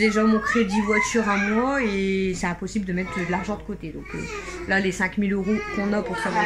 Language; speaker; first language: French; native; French